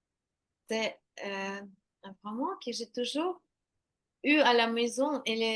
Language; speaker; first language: French; non-native, learner; Ukrainian